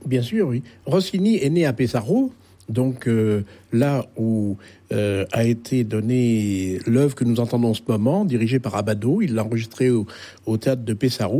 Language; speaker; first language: French; native; French